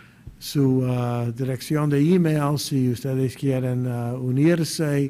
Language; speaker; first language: Spanish; non-native, fluent; English